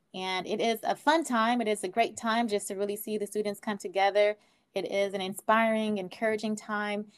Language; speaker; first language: English; native; English